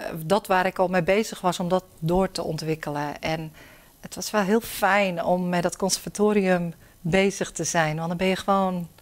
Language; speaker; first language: Dutch; native; Dutch